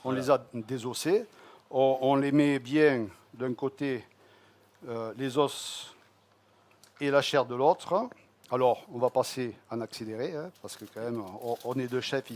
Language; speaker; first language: French; native; French